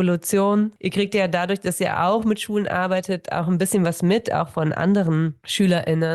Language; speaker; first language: German; native; German